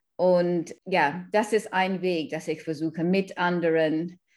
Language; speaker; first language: German; non-native, fluent; English